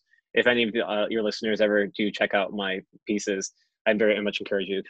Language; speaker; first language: English; native; English